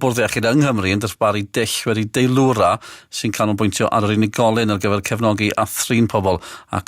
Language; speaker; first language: Welsh; native; Welsh